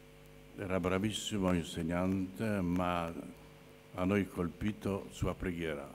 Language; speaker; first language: Italian; non-native, fluent; Polish